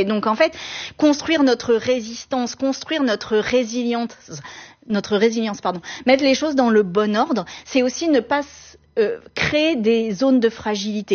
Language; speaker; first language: French; native; French